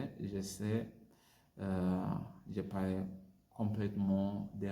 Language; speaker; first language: French; non-native, learner; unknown